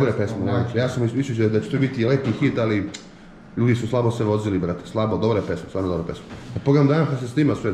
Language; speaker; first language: Serbian; native; Serbian